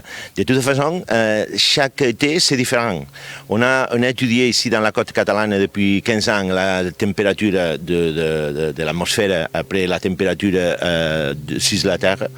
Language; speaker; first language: French; non-native, fluent; Catalan